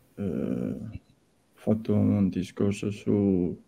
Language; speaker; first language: Italian; non-native, learner; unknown